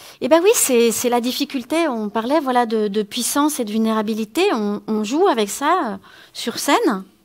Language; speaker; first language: French; native; French